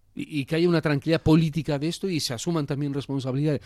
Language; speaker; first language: Spanish; native; Spanish